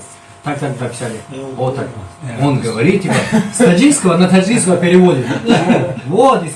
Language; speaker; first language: Russian; non-native, fluent; Tajik